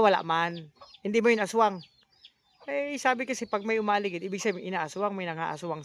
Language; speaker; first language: Filipino; native; Filipino